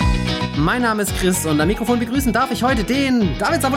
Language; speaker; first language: German; native; German